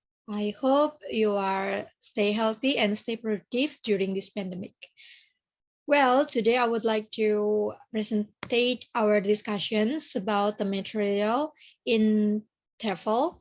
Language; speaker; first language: English; non-native, learner; Indonesian